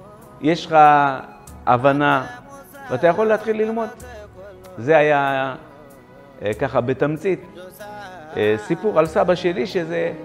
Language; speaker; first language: Hebrew; non-native, fluent; Amharic